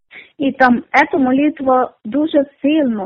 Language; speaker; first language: Ukrainian; non-native, learner; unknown